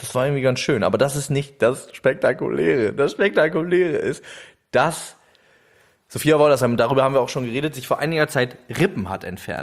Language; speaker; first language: German; native; German